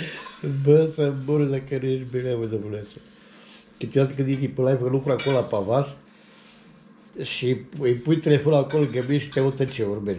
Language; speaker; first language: Romanian; native; Romanian